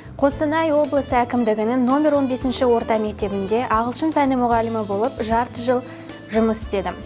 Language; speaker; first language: Kazakh; non-native, local second language; Russian